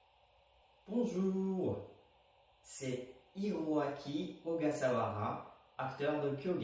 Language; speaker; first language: French; non-native, fluent; Japanese